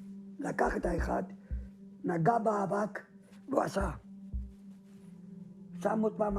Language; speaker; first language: Hebrew; non-native, fluent; Ladino